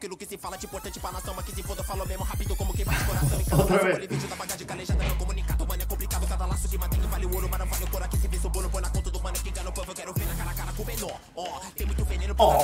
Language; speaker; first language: Portuguese; non-native, learner; English